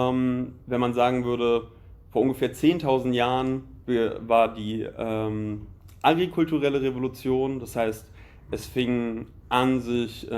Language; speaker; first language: German; native; German